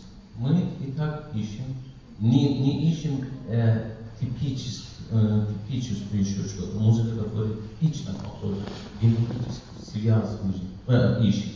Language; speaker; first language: Russian; non-native, learner; Persian